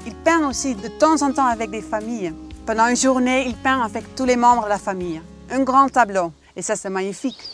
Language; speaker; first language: French; non-native, fluent; Dutch